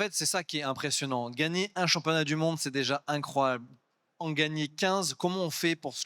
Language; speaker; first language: French; native; French